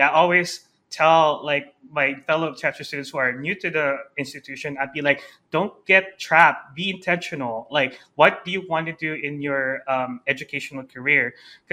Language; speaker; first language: English; non-native, local second language; Filipino